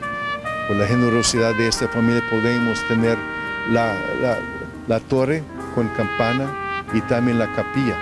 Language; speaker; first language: Spanish; non-native, fluent; English